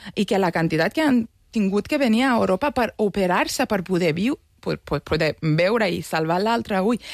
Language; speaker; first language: Catalan; non-native, fluent; Persian